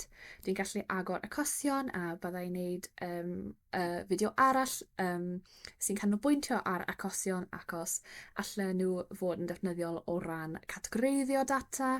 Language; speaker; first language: Welsh; non-native, local second language; English